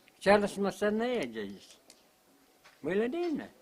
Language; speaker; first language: Turkish; non-native, local second language; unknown